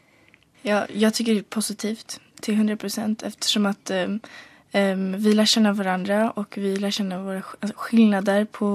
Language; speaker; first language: Swedish; early bilingual, other home language; Polish